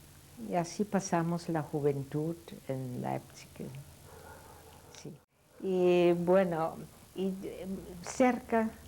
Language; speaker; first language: Spanish; non-native, fluent; Yiddish